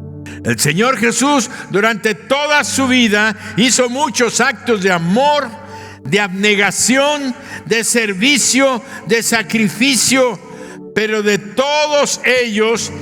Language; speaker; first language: Spanish; native; Spanish